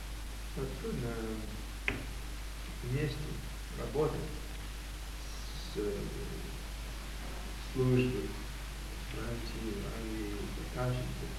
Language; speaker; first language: Russian; non-native, learner; English